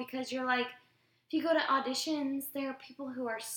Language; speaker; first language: English; native; English